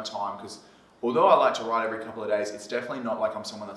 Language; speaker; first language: English; native; English